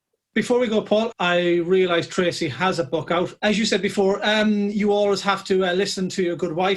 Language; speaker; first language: English; native; English